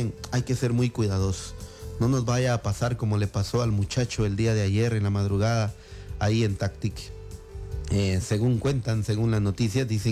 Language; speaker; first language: Spanish; native; Spanish